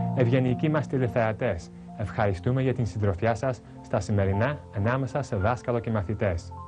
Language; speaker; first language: Greek; native; Greek